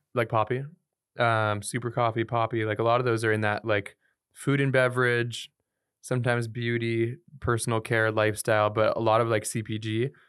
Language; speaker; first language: English; native; English